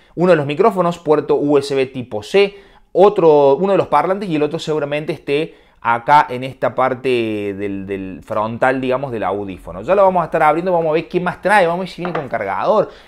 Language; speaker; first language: Spanish; native; Spanish